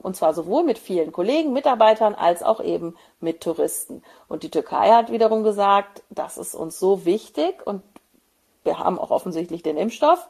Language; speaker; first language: German; native; German